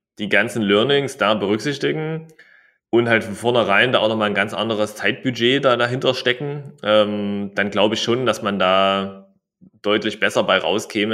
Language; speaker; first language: German; native; German